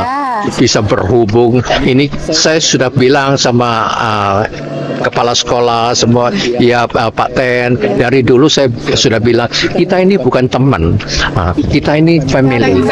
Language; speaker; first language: Indonesian; non-native, learner; Cantonese